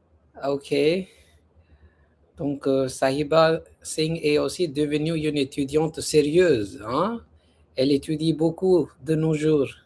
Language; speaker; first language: French; non-native, fluent; Hindi